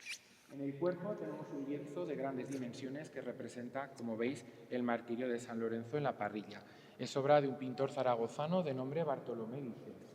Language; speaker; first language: Spanish; native; Spanish